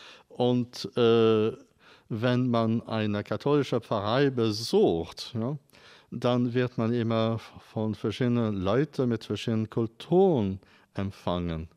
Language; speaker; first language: German; non-native, fluent; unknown